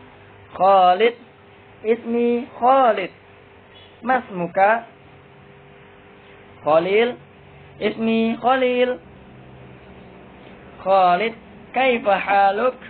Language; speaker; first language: Arabic; non-native, fluent; Indonesian